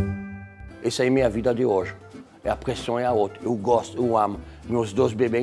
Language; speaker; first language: Portuguese; non-native, fluent; French